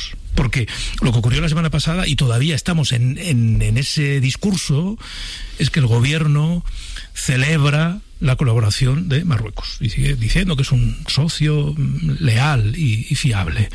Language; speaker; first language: Spanish; native; Spanish